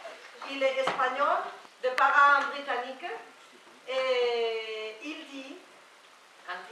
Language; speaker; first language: French; non-native, fluent; Spanish